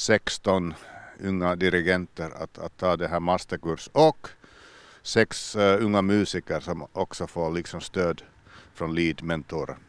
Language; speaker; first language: Swedish; non-native, local second language; Finnish